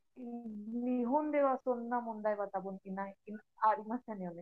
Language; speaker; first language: Japanese; non-native, learner; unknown